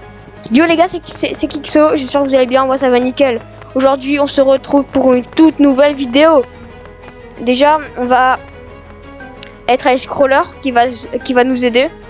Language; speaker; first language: French; native; French